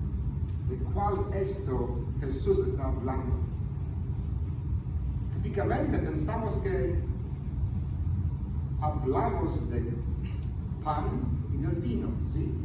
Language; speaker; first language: Spanish; non-native, fluent; Polish